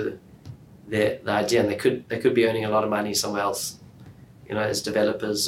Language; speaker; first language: English; native; English